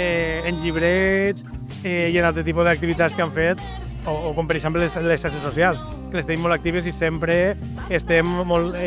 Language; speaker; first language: Catalan; native; Catalan